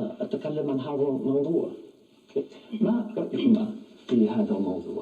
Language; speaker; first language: Arabic; non-native, fluent; English